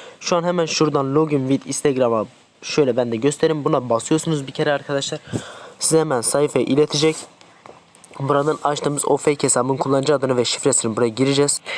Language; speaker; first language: Turkish; non-native, local second language; Kurdish